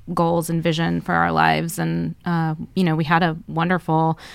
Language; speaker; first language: English; native; English